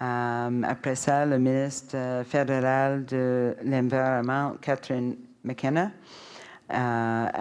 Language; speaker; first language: French; non-native, learner; English